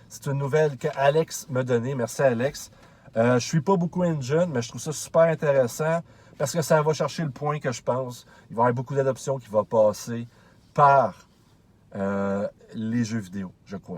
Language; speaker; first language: French; native; French